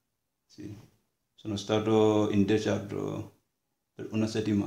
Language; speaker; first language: Italian; non-native, learner; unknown